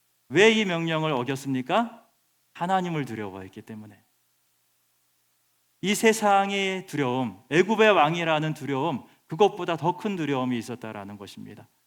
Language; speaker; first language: Korean; native; Korean